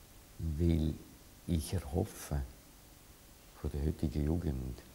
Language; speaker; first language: German; non-native, fluent; Hungarian